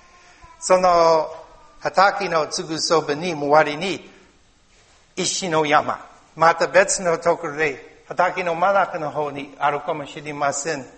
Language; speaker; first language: Japanese; non-native, learner; English